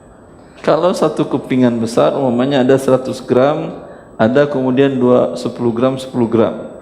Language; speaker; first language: Indonesian; native; Indonesian